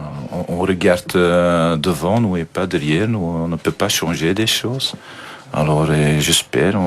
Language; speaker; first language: French; non-native, fluent; Dutch